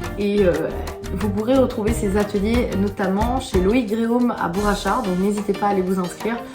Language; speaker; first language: French; non-native, local second language; Morisyen